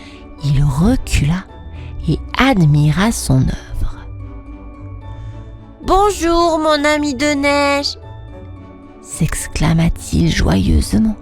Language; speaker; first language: French; native; French